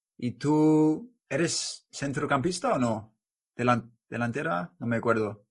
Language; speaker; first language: Spanish; non-native, learner; English